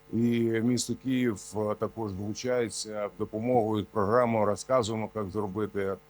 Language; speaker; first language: Ukrainian; non-native, local second language; Russian